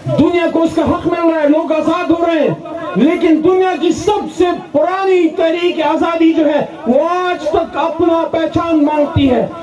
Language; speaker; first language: Urdu; non-native, local second language; Pashto